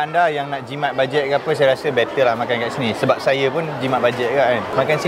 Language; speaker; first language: Malay; native; Malay